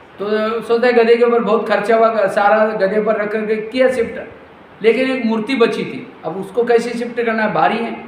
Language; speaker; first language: Hindi; non-native, local second language; Marathi